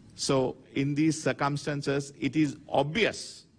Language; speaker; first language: English; non-native, local second language; Sinhala